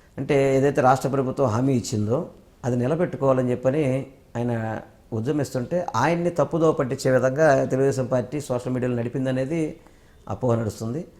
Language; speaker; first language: Telugu; native; Telugu